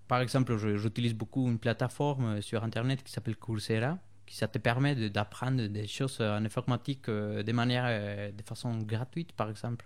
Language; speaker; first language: French; non-native, fluent; Spanish